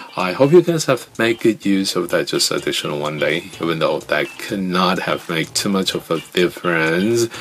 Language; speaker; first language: English; non-native, fluent; Chinese